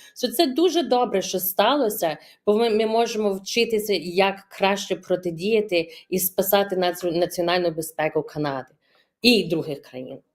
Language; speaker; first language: Ukrainian; early bilingual, heritage; Ukrainian